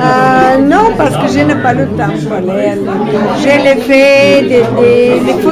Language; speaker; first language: French; non-native, learner; Bulgarian